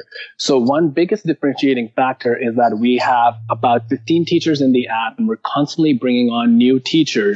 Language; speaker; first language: English; non-native, local second language; Hindi